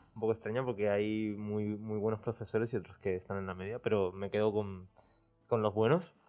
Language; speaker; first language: Spanish; native; Spanish